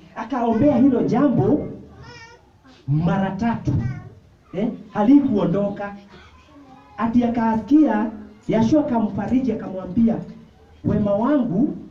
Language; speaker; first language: Swahili; non-native, local second language; Kikuyu